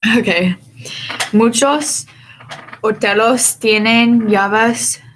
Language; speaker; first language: Spanish; non-native, learner; English